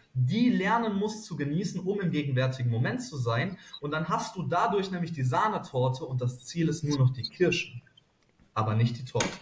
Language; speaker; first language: German; native; German